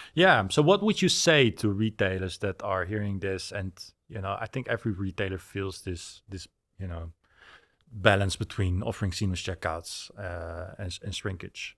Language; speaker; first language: English; non-native, fluent; Dutch